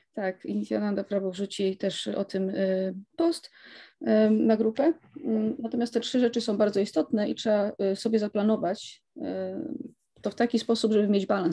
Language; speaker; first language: Polish; native; Polish